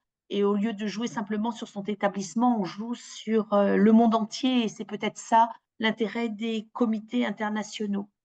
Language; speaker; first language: French; native; French